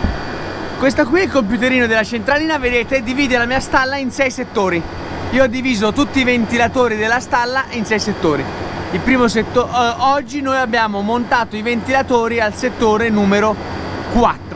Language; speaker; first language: Italian; native; Italian